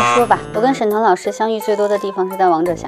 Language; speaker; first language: Chinese; native; Chinese